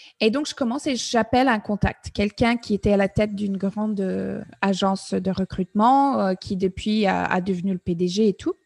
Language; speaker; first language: French; non-native, fluent; English